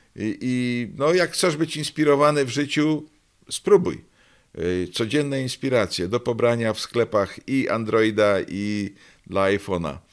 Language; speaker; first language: Polish; native; Polish